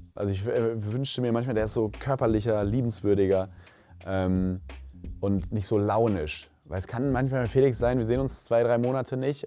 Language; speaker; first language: German; native; German